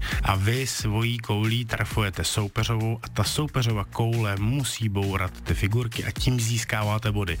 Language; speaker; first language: Czech; native; Czech